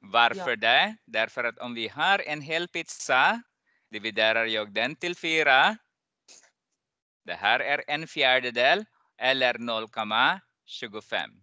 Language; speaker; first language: Swedish; non-native, fluent; Arabic